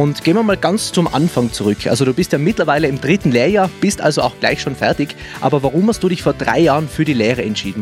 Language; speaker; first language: German; native; German